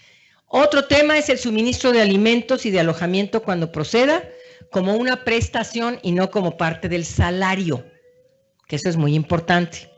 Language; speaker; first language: Spanish; native; Spanish